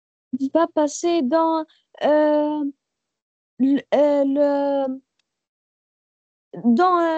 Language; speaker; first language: French; non-native, learner; Arabic